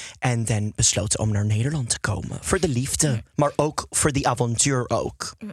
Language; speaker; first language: Dutch; non-native, fluent; English